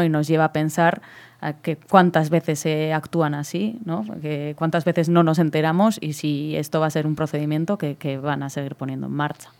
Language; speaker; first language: Spanish; native; Spanish